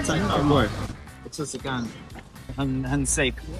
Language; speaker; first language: Chinese; non-native, learner; English